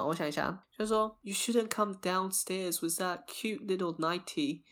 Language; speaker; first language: English; early bilingual, other home language; Chinese